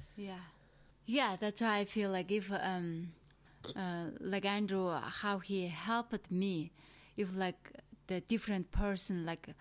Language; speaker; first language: English; non-native, learner; Mongolian